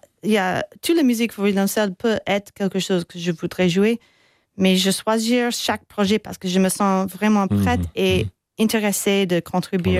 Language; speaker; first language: French; non-native, fluent; English